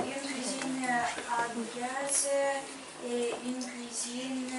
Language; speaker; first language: French; non-native, learner; Ukrainian